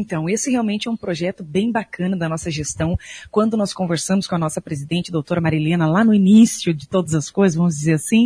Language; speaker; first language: Portuguese; native; Portuguese